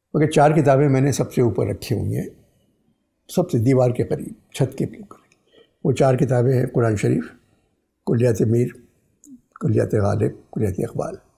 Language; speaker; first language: Urdu; native; Urdu